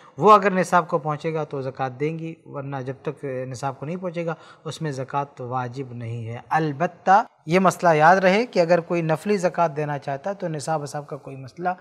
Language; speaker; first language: Urdu; native; Urdu